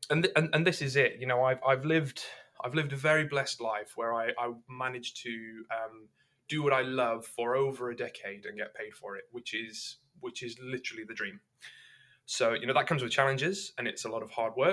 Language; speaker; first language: English; native; English